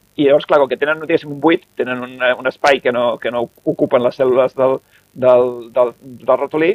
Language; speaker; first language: Catalan; native; Catalan